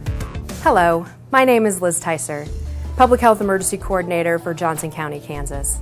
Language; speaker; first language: English; native; English